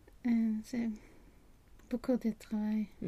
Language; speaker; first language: French; non-native, learner; Swedish